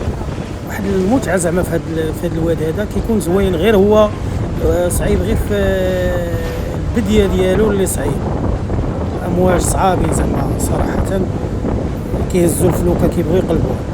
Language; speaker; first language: Arabic; native; Arabic